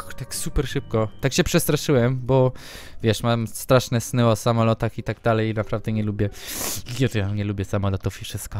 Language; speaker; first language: Polish; early bilingual, heritage; Polish